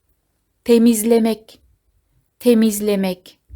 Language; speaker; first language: Turkish; non-native, fluent; Kazakh